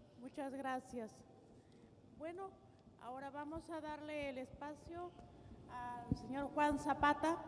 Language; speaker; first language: Spanish; native; Spanish